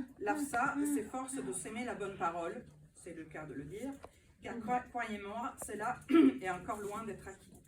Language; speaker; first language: French; non-native, fluent; Italian